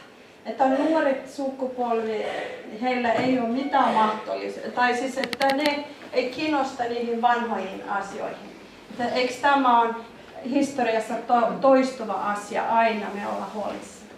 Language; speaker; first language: Finnish; non-native, fluent; Icelandic